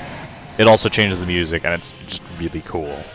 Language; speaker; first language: English; native; English